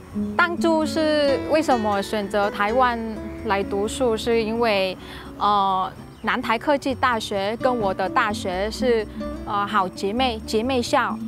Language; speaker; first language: Chinese; non-native, fluent; Vietnamese